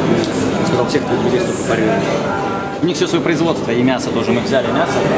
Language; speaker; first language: Russian; native; Russian